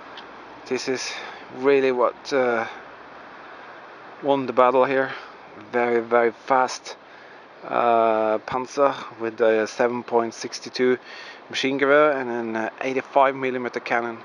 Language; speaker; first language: English; non-native, fluent; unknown